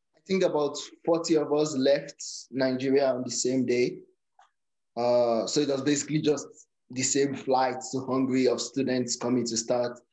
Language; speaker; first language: English; non-native, local second language; Yoruba